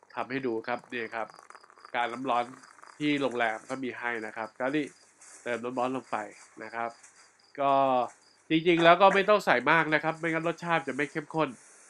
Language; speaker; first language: Thai; native; Thai